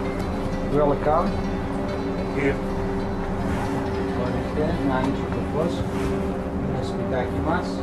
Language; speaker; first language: Greek; non-native, learner; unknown